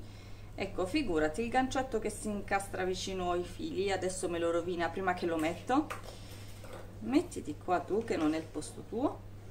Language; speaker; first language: Italian; native; Italian